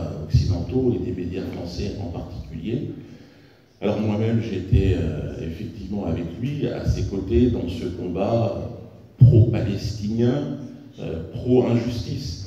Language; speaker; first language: French; native; French